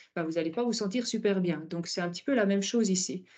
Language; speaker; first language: French; native; French